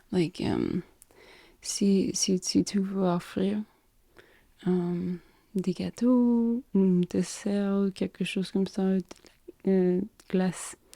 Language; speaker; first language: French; non-native, learner; English